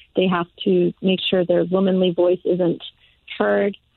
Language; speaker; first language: English; early bilingual, other home language; Persian